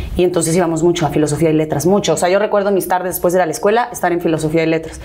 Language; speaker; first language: Spanish; early bilingual, other home language; Catalan